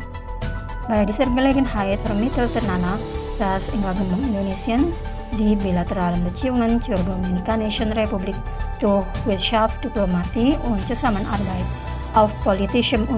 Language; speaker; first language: German; non-native, fluent; Indonesian